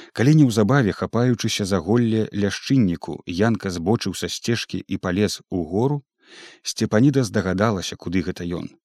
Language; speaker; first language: Belarusian; native; Belarusian